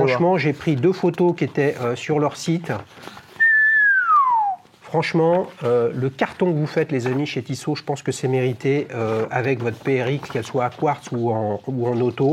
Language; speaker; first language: French; native; French